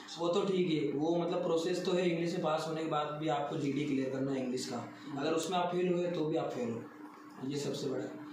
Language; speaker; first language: Hindi; native; Hindi